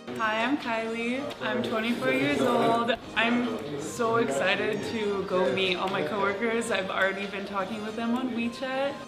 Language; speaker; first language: English; native; English